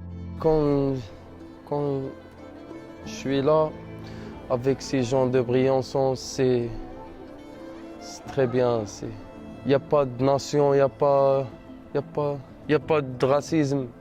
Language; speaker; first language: French; non-native, learner; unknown